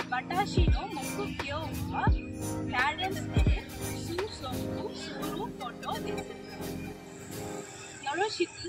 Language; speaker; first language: Japanese; non-native, learner; Tamil